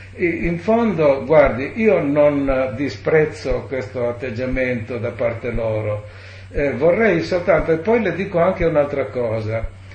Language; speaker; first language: Italian; native; Italian